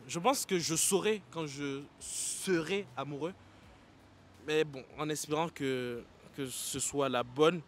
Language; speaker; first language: French; native; French